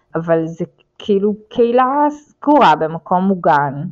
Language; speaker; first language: Hebrew; native; Hebrew